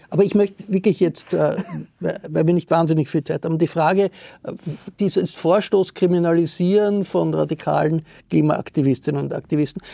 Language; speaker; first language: German; native; German